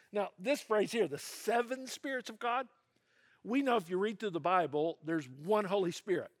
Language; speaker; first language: English; native; English